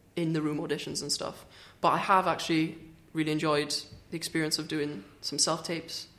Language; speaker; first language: English; native; English